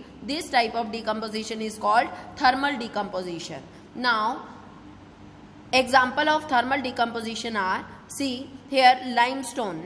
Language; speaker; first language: English; non-native, local second language; Hindi